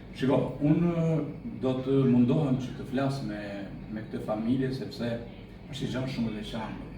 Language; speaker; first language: Albanian; native; Albanian